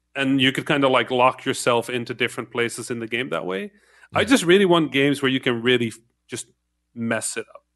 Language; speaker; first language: English; non-native, fluent; Dutch